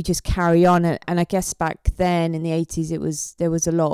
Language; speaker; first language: English; native; English